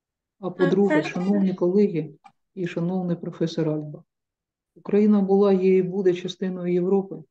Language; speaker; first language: Ukrainian; native; Ukrainian